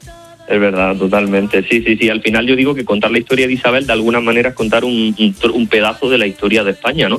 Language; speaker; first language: Spanish; native; Spanish